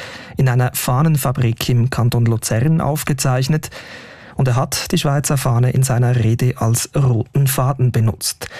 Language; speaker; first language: German; native; German